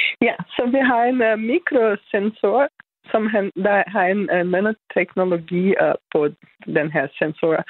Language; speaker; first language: Danish; non-native, fluent; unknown